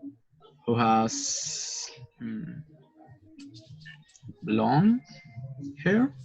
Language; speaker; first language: English; non-native, learner; Spanish